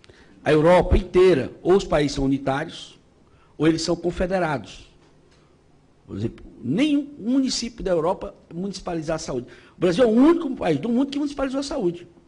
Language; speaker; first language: Portuguese; native; Portuguese